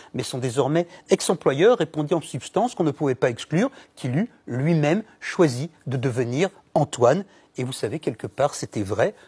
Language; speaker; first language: French; native; French